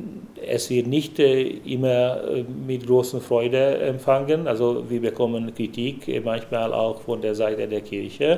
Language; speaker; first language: German; non-native, fluent; Hungarian